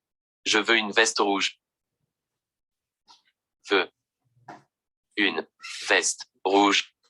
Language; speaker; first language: French; non-native, learner; Vietnamese